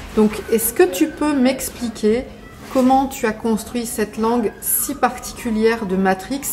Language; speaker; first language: French; native; French